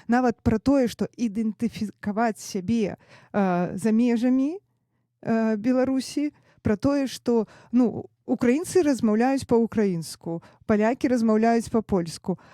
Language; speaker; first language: Belarusian; native; Belarusian